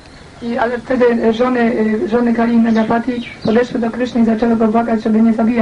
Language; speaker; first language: Russian; non-native, learner; Polish